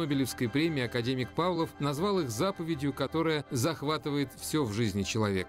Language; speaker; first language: Russian; native; Russian